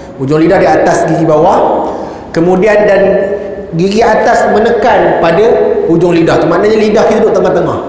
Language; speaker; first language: Malay; native; Malay